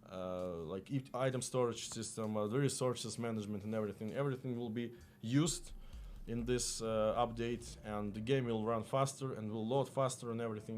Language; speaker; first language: English; non-native, fluent; Russian